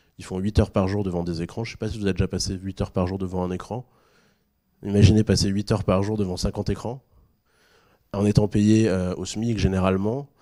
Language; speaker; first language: French; native; French